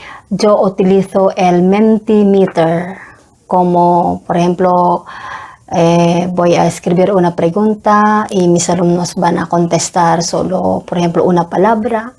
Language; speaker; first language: Spanish; non-native, fluent; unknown